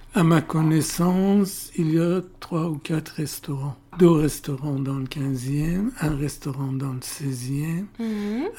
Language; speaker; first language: French; non-native, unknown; Persian